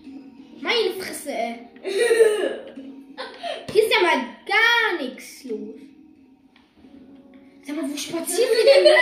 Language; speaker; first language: German; native; German